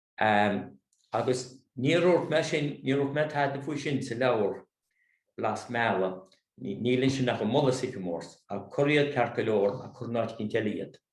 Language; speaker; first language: Irish; native; Irish